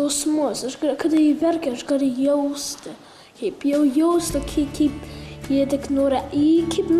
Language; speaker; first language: Lithuanian; early bilingual, heritage; English